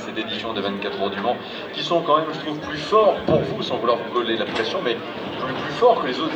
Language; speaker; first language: French; native; French